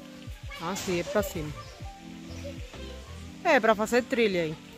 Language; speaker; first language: Portuguese; non-native, fluent; Spanish